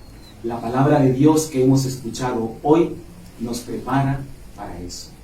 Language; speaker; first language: Spanish; native; Spanish